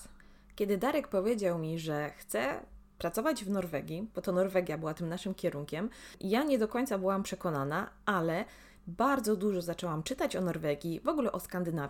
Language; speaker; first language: Polish; native; Polish